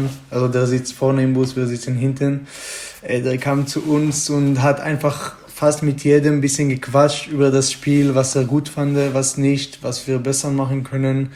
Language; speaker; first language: German; non-native, fluent; Hebrew